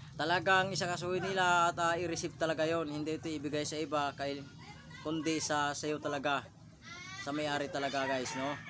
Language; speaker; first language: Filipino; non-native, local second language; Cebuano